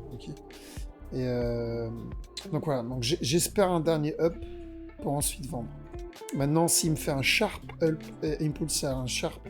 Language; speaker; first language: French; native; French